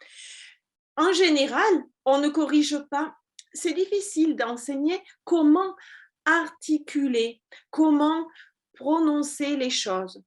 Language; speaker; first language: French; native; French